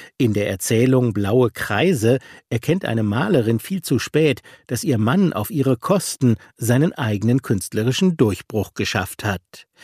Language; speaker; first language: German; native; German